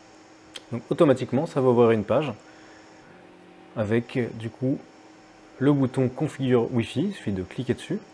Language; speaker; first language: French; native; French